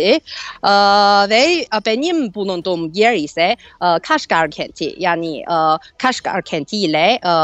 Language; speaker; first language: Turkish; non-native, fluent; Chinese